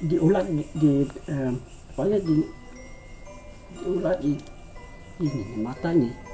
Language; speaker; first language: Indonesian; non-native, learner; Dutch